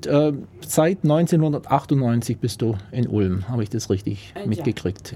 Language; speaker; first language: German; native; German